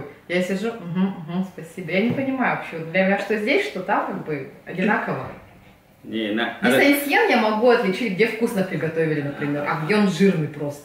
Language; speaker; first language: Russian; native; Russian